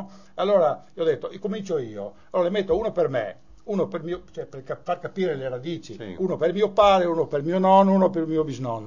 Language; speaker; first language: Italian; native; Italian